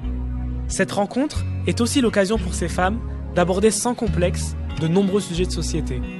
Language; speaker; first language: French; native; French